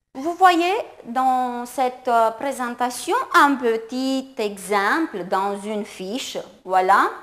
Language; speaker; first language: French; non-native, fluent; Romanian